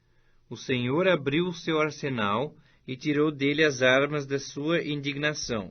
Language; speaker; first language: Portuguese; native; Portuguese